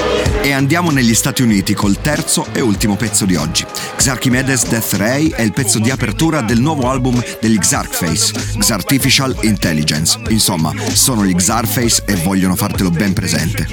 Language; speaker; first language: Italian; native; Italian